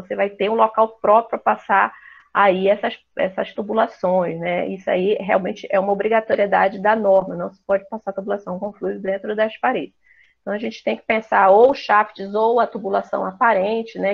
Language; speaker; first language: Portuguese; native; Portuguese